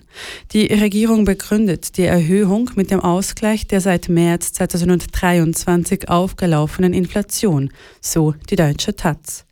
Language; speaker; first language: German; native; German